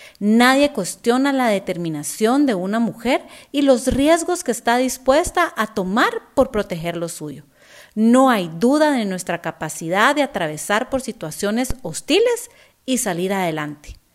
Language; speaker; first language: Spanish; native; Spanish